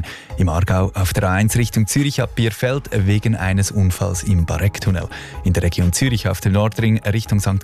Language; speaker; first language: German; native; German